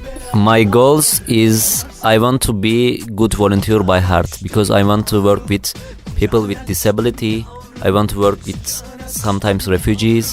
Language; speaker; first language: English; non-native, learner; Turkish